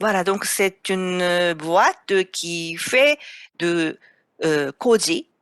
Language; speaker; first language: French; non-native, fluent; Japanese